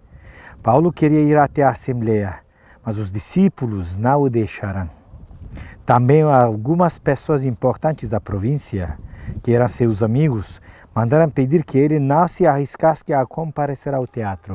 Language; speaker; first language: Portuguese; non-native, fluent; Turkish